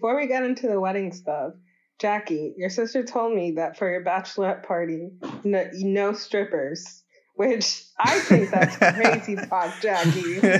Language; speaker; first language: English; native; English